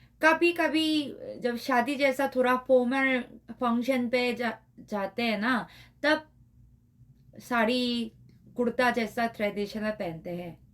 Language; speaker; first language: Hindi; non-native, learner; Korean